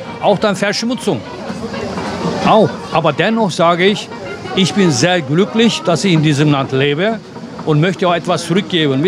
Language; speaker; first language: German; non-native, fluent; Turkish